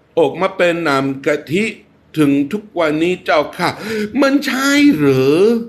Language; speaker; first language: Thai; non-native, fluent; English